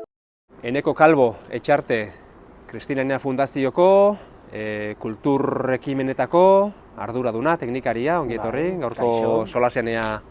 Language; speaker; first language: Basque; native; Basque